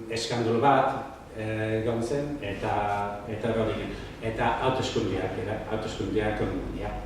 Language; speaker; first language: Basque; non-native, learner; English